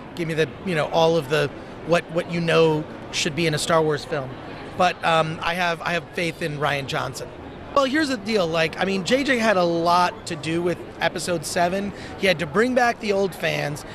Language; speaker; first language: English; native; English